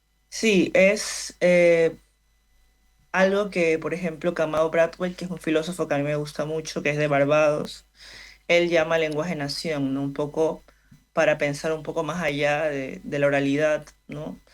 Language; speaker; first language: Spanish; native; Spanish